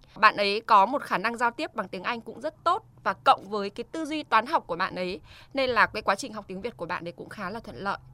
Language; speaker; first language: Vietnamese; native; Vietnamese